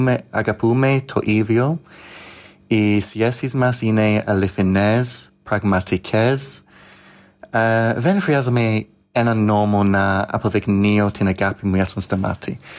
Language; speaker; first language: Greek; non-native, learner; English